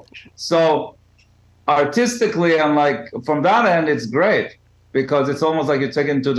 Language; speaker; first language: English; non-native, fluent; Hebrew